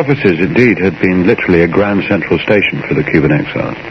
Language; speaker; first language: English; native; English